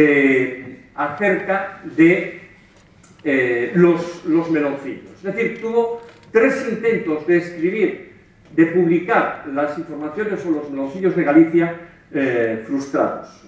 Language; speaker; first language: Spanish; native; Spanish